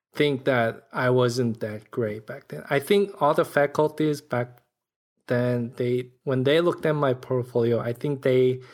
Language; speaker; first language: English; non-native, fluent; Korean